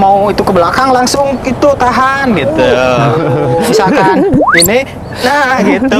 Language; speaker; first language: Indonesian; native; Indonesian